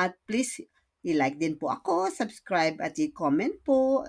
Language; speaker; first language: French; non-native, fluent; Filipino